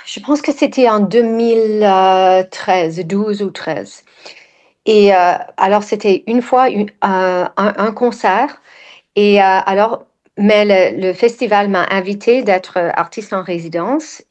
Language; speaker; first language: French; non-native, learner; English